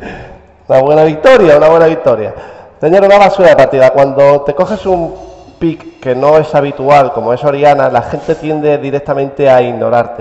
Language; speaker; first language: Spanish; native; Spanish